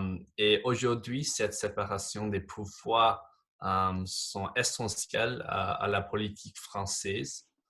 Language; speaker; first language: French; non-native, fluent; English